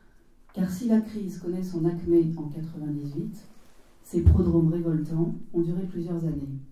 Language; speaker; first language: French; native; French